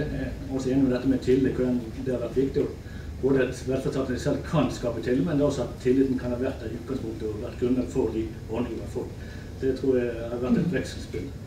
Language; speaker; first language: Norwegian; native; Norwegian